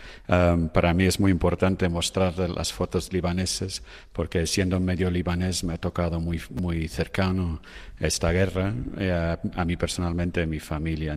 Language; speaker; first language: Spanish; non-native, fluent; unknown